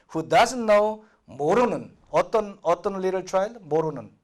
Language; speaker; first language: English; non-native, fluent; Korean